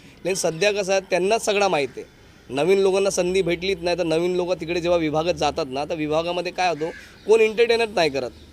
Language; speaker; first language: Marathi; non-native, local second language; Hindi